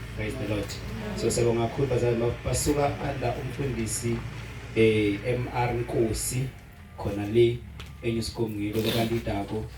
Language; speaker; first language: Zulu; non-native, local second language; Swati